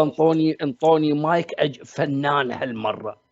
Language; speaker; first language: Arabic; native; Arabic